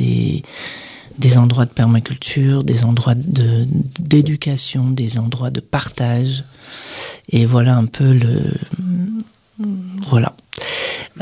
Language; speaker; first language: French; non-native, local second language; Arabic